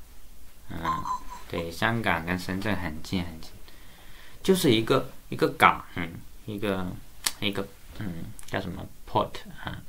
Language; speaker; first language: Chinese; native; Chinese